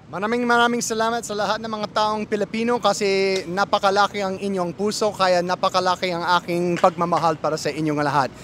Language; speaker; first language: Filipino; non-native, learner; English